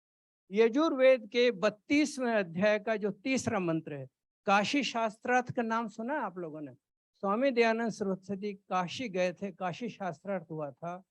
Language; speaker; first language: Hindi; native; Hindi